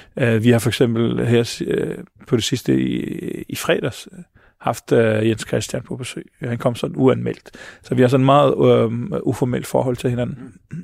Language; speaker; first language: Danish; early bilingual, other home language; Arabic